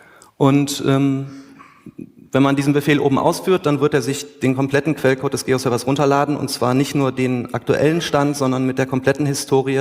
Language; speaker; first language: German; native; German